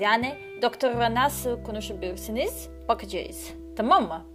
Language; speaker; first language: Turkish; non-native, learner; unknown